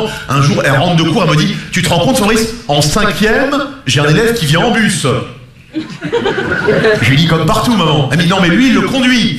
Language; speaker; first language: French; native; French